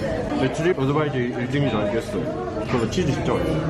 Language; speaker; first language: Korean; native; Korean